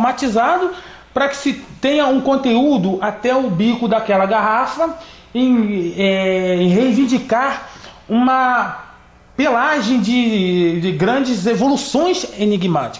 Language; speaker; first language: Portuguese; native; Portuguese